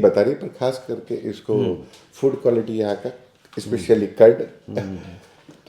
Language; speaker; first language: Hindi; native; Hindi